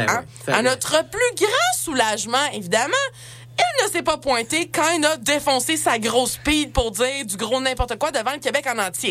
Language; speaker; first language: French; native; French